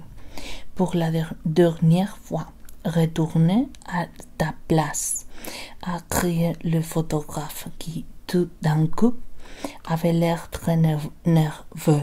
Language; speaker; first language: French; non-native, learner; Spanish